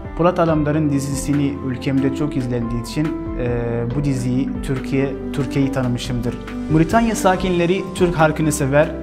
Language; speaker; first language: Turkish; non-native, fluent; Arabic